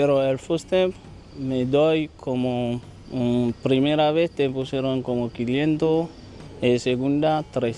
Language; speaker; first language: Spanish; non-native, learner; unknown